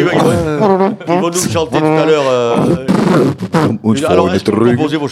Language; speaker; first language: French; native; French